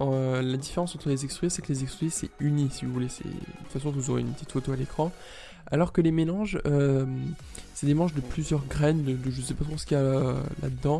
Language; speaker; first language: French; native; French